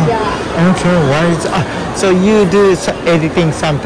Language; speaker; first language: English; non-native, learner; Japanese